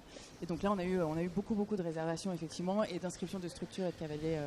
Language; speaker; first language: French; native; French